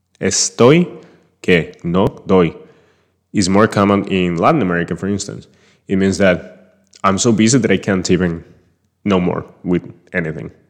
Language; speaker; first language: English; non-native, fluent; Spanish